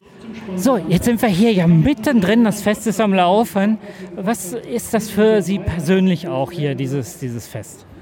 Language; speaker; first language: German; native; German